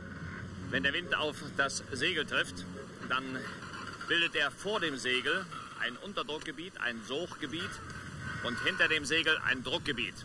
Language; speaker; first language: German; native; German